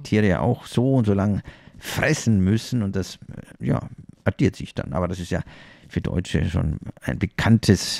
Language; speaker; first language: German; native; German